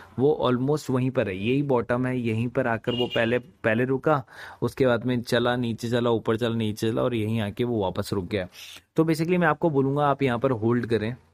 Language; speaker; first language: Hindi; native; Hindi